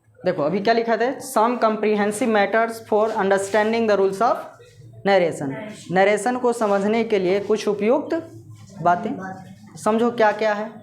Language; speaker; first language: Hindi; native; Hindi